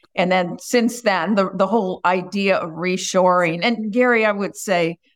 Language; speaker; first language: English; native; English